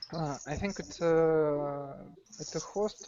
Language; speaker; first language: English; non-native, learner; Russian